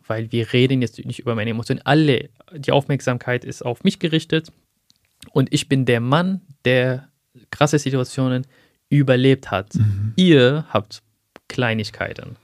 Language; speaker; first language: German; non-native, fluent; Arabic